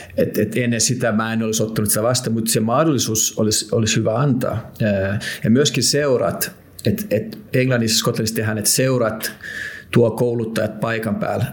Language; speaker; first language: Finnish; non-native, local second language; Swedish